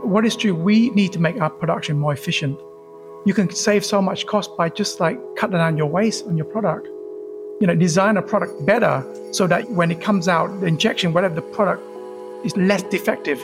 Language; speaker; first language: English; early bilingual, other home language; Vietnamese